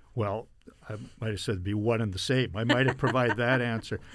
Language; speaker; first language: English; native; English